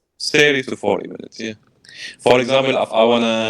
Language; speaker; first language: English; non-native, learner; Arabic